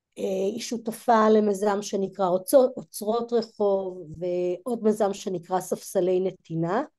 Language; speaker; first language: Hebrew; native; Hebrew